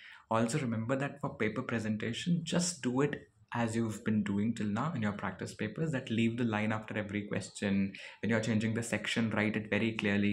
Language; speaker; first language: English; non-native, local second language; Marathi